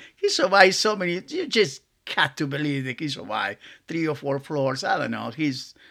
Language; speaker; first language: English; non-native, fluent; Spanish